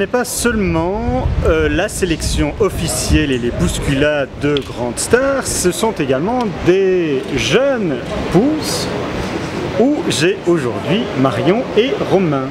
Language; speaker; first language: French; native; French